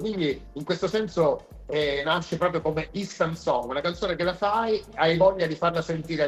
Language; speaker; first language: Italian; native; Italian